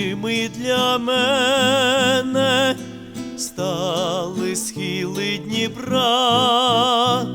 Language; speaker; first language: Ukrainian; native; Ukrainian